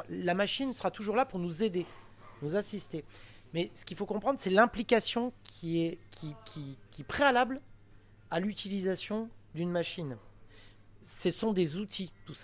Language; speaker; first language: French; native; French